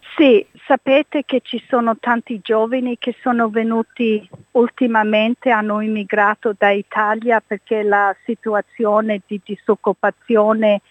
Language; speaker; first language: Italian; early bilingual, heritage; English